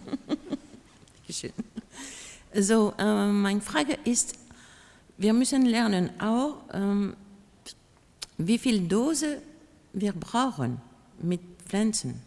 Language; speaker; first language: German; non-native, learner; French